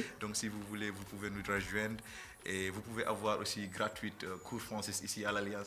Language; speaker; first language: French; non-native, fluent; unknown